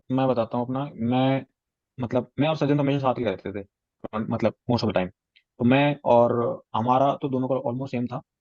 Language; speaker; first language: Hindi; native; Hindi